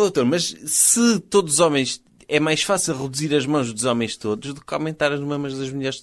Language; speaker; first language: Portuguese; native; Portuguese